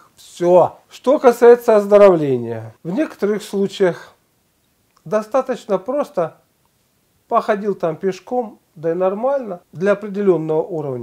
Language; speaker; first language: Russian; native; Russian